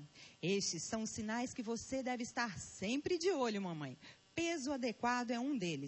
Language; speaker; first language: Portuguese; native; Portuguese